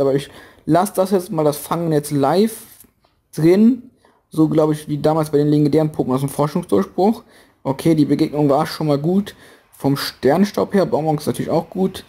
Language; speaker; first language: German; native; German